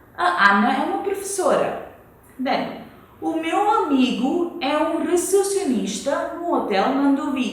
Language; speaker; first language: Portuguese; non-native, fluent; Konkani